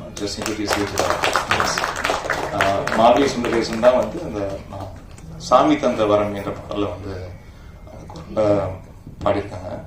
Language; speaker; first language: Tamil; native; Tamil